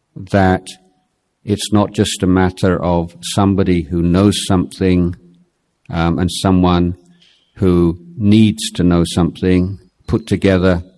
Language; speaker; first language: English; native; English